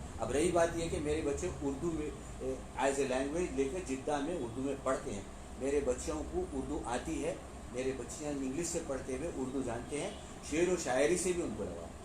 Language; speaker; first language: Urdu; native; Urdu